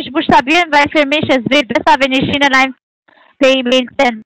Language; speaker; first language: German; non-native, fluent; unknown